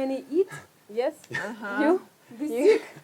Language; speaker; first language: English; non-native, learner; Russian